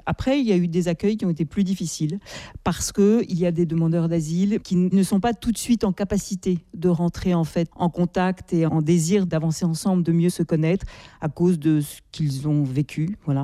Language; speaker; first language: French; native; French